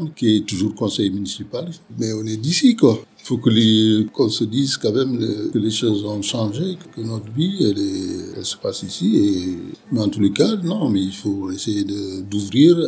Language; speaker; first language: French; non-native, local second language; Wolof